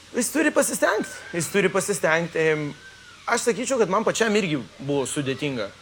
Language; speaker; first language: Lithuanian; early bilingual, heritage; Lithuanian